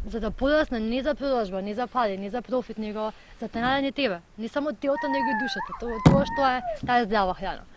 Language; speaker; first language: Macedonian; native; Macedonian